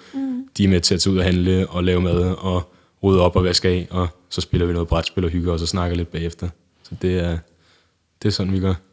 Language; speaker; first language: Danish; native; Danish